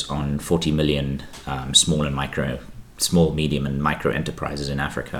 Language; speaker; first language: English; native; English